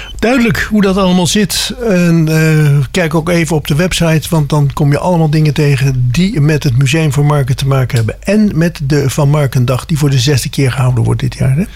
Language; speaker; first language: Dutch; native; Dutch